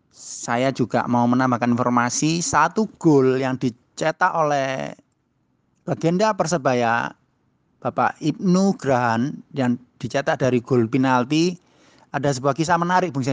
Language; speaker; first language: Indonesian; native; Indonesian